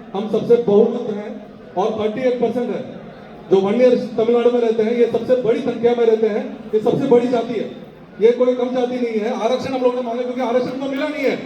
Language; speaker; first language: Hindi; non-native, local second language; Tamil